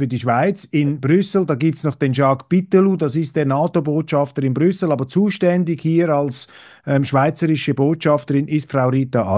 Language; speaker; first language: German; native; German